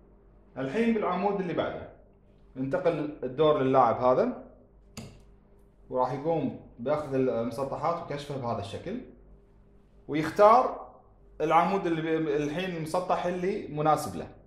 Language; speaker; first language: Arabic; native; Arabic